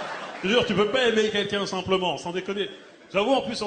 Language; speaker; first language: French; early bilingual, other home language; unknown